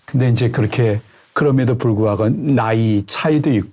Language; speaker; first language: Korean; native; Korean